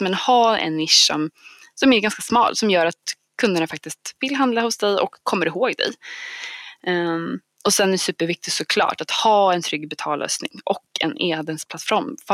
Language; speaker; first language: Swedish; native; Swedish